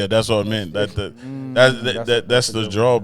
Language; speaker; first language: English; native; English